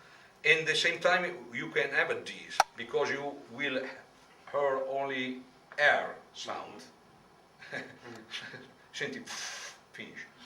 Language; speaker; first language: English; non-native, learner; Italian